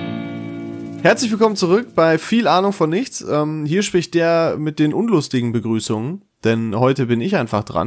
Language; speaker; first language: German; native; German